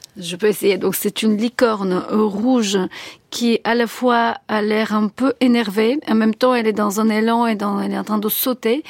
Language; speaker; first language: French; non-native, fluent; Bulgarian